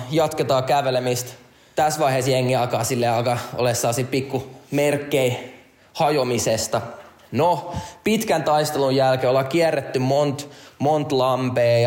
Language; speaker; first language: Finnish; non-native, local second language; Swedish